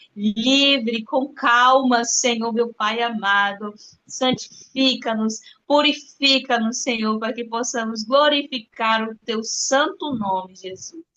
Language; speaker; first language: Portuguese; native; Portuguese